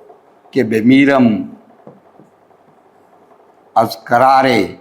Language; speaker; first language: Persian; non-native, fluent; Urdu